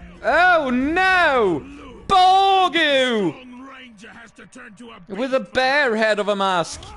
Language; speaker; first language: English; native; English